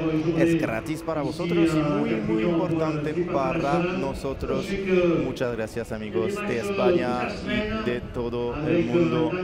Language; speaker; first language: Spanish; non-native, learner; French